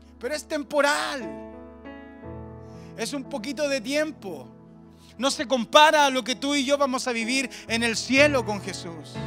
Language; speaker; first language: Spanish; native; Spanish